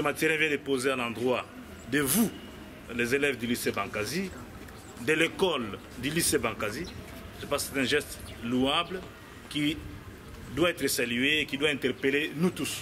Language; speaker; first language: French; non-native, local second language; Kongo